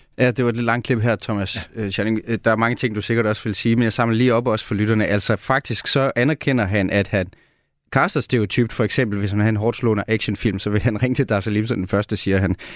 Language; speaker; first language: Danish; native; Danish